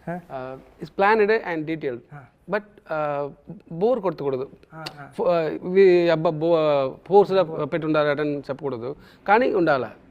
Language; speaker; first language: Telugu; non-native, learner; Tamil